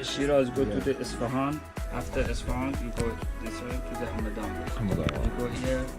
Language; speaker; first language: English; non-native, learner; Persian